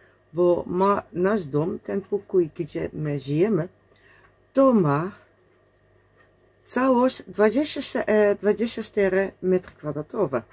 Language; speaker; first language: Polish; non-native, learner; Dutch